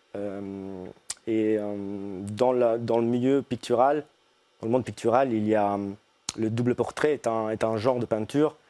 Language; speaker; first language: French; early bilingual, other home language; Italian